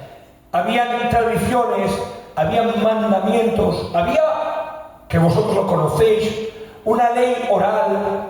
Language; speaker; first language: Spanish; native; Spanish